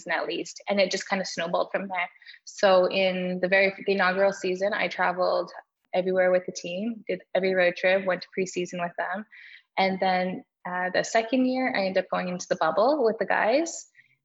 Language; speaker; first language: English; native; English